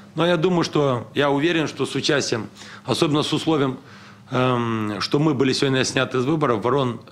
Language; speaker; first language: Russian; non-native, local second language; Romanian